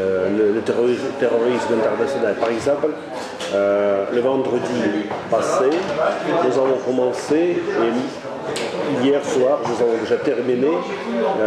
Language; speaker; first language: French; non-native, fluent; Russian